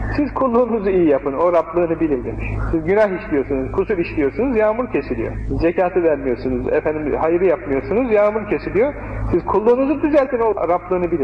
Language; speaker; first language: Turkish; native; Turkish